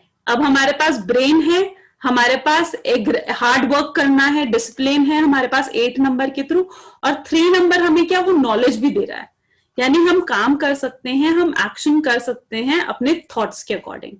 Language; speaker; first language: Hindi; native; Hindi